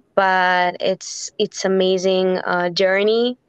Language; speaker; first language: English; non-native, fluent; Hebrew